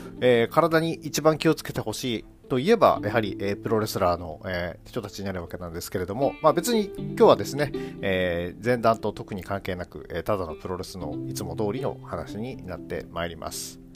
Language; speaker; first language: Japanese; native; Japanese